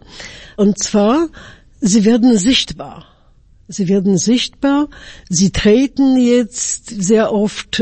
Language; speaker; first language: German; non-native, fluent; Polish